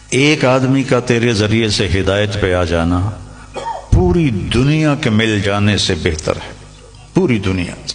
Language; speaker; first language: Urdu; non-native, local second language; Punjabi